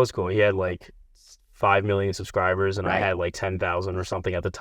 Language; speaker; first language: English; native; English